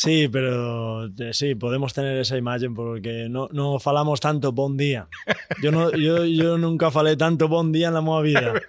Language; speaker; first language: Portuguese; non-native, learner; Spanish